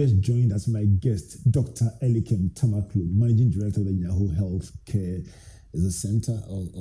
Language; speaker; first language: English; non-native, local second language; Akan